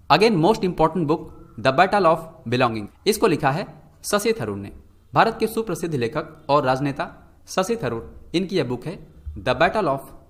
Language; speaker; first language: Hindi; native; Hindi